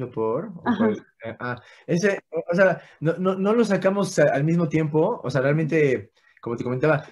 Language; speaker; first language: Spanish; native; Spanish